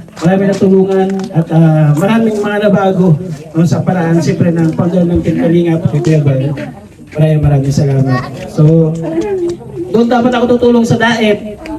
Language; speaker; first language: Filipino; non-native, local second language; Waray